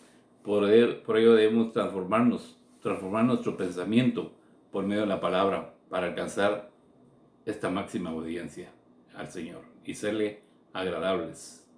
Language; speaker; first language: Spanish; native; Spanish